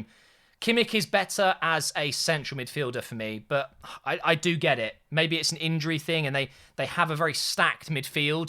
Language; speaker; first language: English; native; English